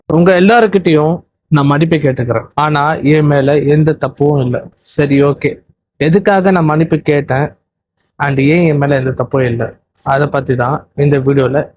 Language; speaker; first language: Tamil; non-native, local second language; Urdu